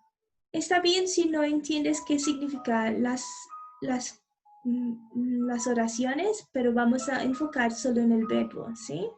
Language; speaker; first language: Spanish; non-native, learner; English